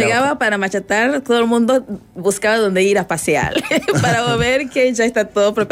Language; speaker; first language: Spanish; non-native, fluent; Rundi